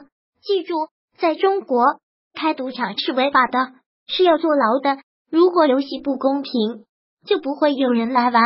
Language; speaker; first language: Chinese; native; Chinese